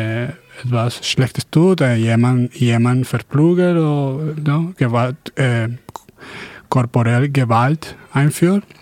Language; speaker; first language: German; non-native, fluent; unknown